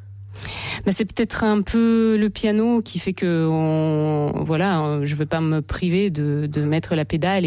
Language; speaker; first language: French; non-native, fluent; Russian